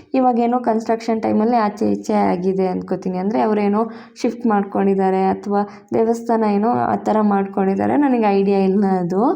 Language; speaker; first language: Kannada; non-native, local second language; Tulu